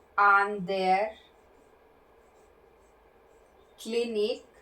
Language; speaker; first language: German; non-native, fluent; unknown